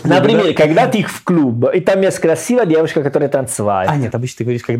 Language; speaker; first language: Russian; non-native, learner; Italian